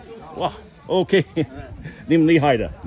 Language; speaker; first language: Chinese; non-native, learner; English